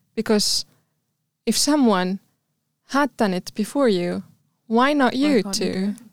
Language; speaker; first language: English; non-native, fluent; Arabic